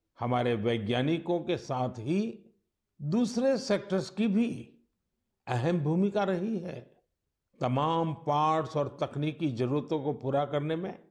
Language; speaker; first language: Hindi; non-native, local second language; Gujarati